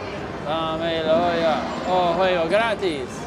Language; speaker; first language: Spanish; non-native, learner; English